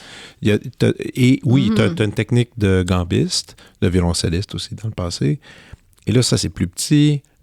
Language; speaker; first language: French; native; French